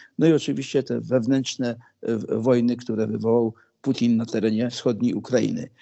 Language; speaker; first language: Polish; native; Polish